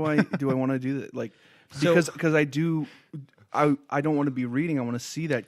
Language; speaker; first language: English; native; English